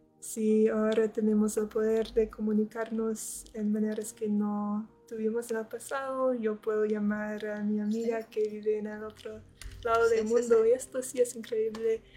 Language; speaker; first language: Spanish; non-native, learner; English